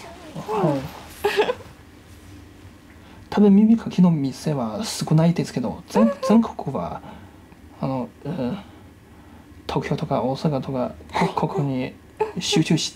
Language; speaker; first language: Japanese; non-native, fluent; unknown